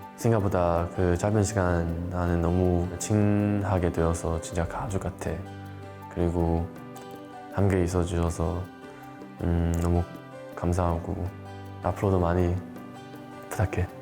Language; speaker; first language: Korean; non-native, learner; Chinese